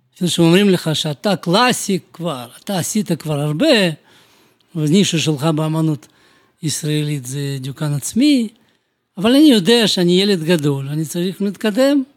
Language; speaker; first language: Hebrew; non-native, fluent; Russian